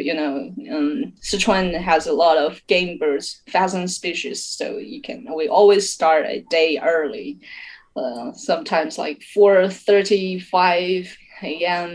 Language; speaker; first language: English; non-native, fluent; Chinese